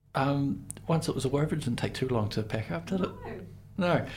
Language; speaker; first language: English; native; English